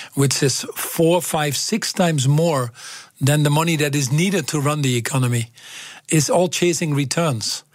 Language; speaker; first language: English; non-native, fluent; Dutch